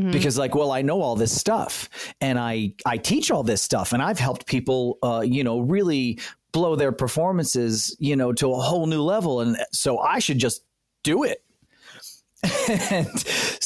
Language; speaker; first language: English; native; English